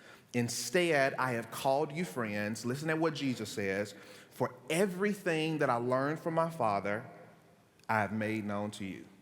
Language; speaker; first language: English; native; English